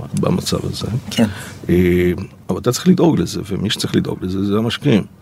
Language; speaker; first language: Hebrew; early bilingual, other home language; Polish